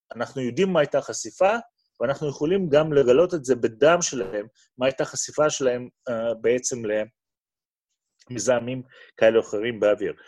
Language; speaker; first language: Hebrew; non-native, fluent; Russian